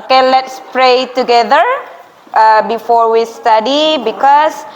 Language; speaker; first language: English; non-native, fluent; Indonesian